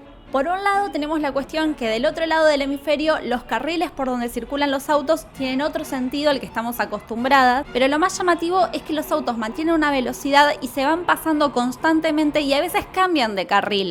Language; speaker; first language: Spanish; native; Spanish